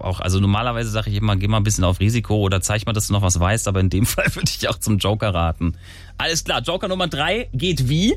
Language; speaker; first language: German; native; German